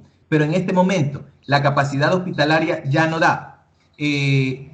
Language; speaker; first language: Spanish; native; Spanish